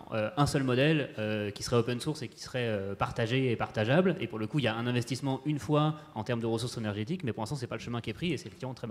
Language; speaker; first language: French; native; French